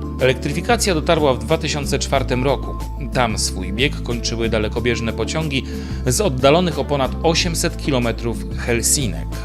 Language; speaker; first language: Polish; native; Polish